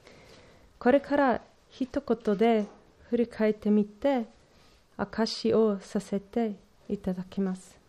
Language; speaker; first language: Japanese; non-native, learner; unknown